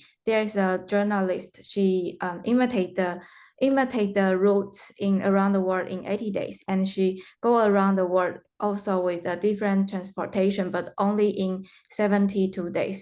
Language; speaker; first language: English; non-native, fluent; Chinese